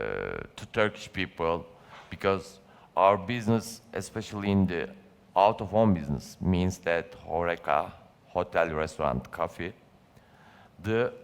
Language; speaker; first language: English; non-native, learner; Turkish